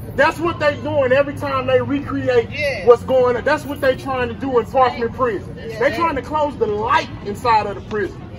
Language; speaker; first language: English; native; English